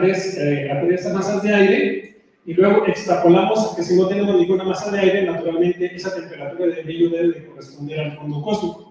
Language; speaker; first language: Spanish; native; Spanish